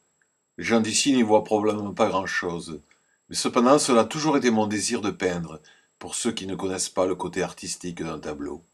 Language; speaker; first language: French; native; French